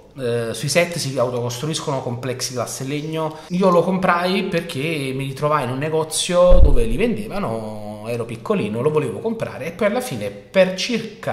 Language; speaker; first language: Italian; native; Italian